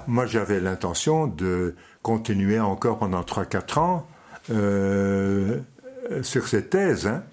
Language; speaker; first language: French; non-native, local second language; Dutch